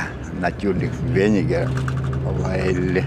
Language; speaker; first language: German; non-native, learner; Ukrainian